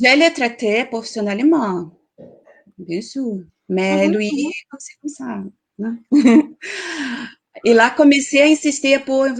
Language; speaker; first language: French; non-native, learner; Portuguese